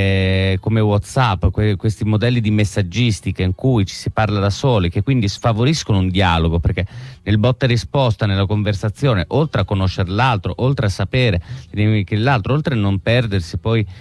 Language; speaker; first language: Italian; native; Italian